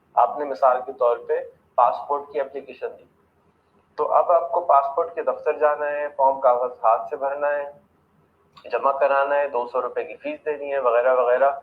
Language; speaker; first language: Urdu; native; Urdu